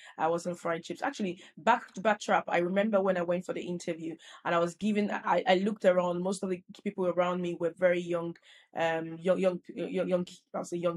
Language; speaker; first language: English; non-native, local second language; Yoruba